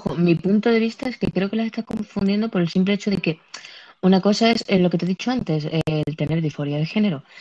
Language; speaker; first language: Spanish; native; Spanish